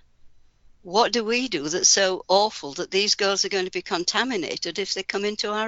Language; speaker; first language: English; native; English